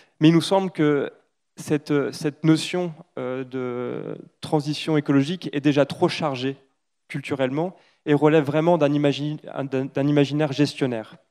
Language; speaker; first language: French; native; French